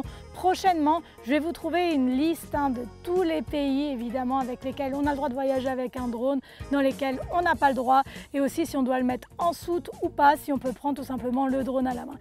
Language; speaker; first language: French; native; French